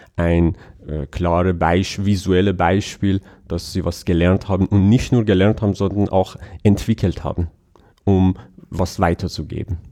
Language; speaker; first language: German; non-native, fluent; Persian